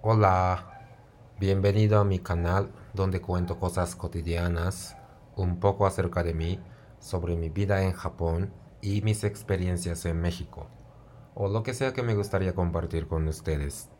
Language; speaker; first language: Spanish; non-native, fluent; Japanese